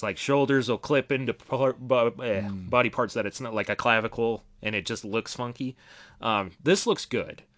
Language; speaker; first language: English; native; English